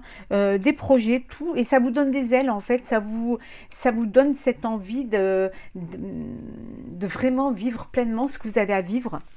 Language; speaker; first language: French; native; French